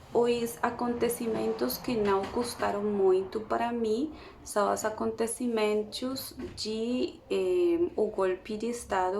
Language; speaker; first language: Portuguese; non-native, learner; Spanish